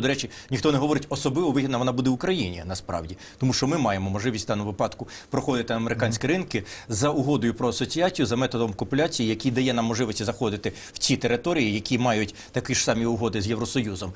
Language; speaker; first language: Ukrainian; native; Ukrainian